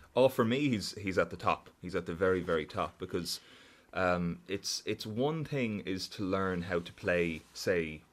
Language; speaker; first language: English; native; English